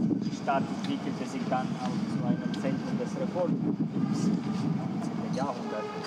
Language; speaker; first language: German; non-native, fluent; Ukrainian